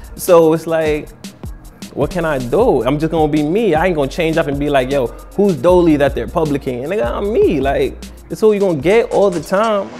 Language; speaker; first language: English; native; English